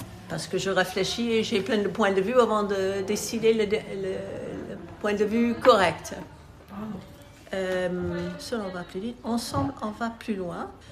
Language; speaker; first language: French; non-native, fluent; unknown